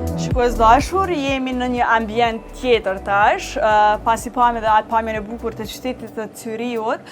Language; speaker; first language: Albanian; native; Albanian